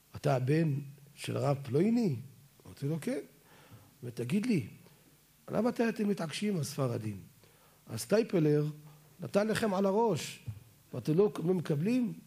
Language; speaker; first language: Hebrew; native; Hebrew